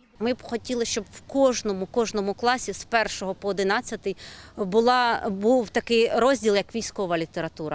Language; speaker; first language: Ukrainian; native; Ukrainian